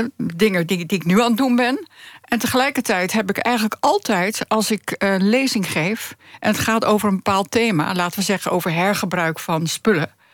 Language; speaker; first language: Dutch; native; Dutch